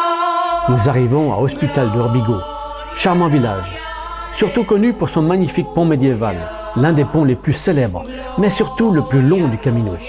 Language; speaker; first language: French; native; French